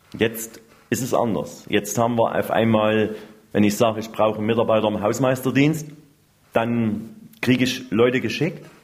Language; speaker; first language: German; native; German